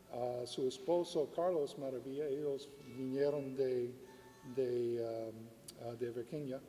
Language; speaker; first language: Spanish; non-native, fluent; English